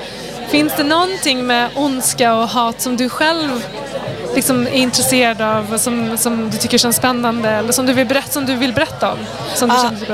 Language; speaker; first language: Swedish; native; Swedish